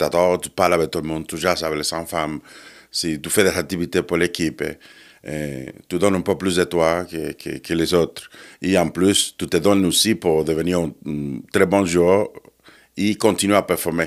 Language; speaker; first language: French; non-native, fluent; Spanish